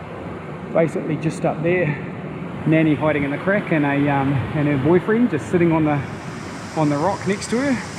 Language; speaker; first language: English; native; English